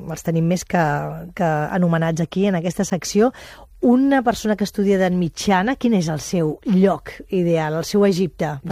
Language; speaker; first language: Catalan; native; Catalan